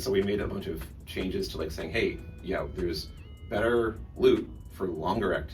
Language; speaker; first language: English; native; English